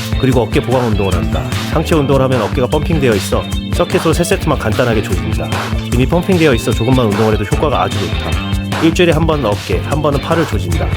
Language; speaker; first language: Korean; native; Korean